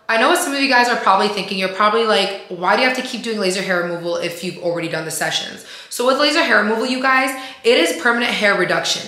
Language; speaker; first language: English; native; English